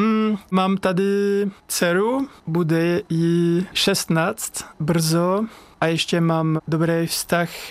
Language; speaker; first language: Czech; non-native, learner; French